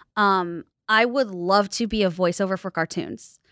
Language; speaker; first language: English; native; English